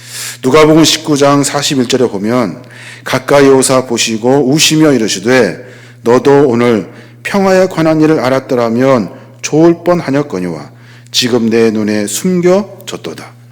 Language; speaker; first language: Korean; native; Korean